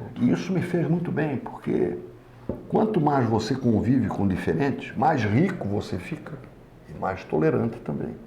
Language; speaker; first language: Portuguese; native; Portuguese